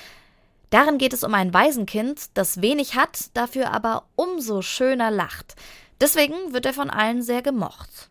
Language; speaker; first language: German; native; German